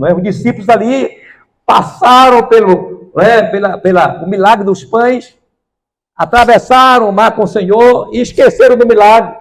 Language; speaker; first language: Portuguese; native; Portuguese